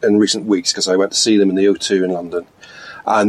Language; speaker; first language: English; native; English